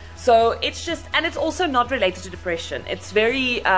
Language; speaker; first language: English; non-native, local second language; Afrikaans